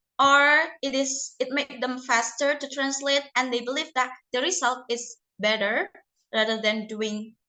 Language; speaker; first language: English; non-native, learner; Indonesian